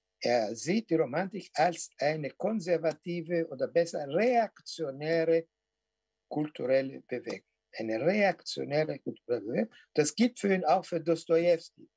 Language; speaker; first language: German; non-native, fluent; Portuguese